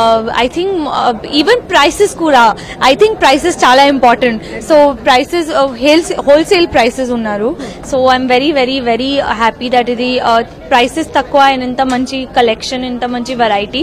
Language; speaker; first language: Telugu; non-native, learner; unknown